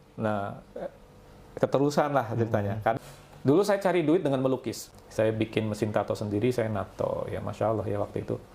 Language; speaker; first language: Indonesian; non-native, local second language; Javanese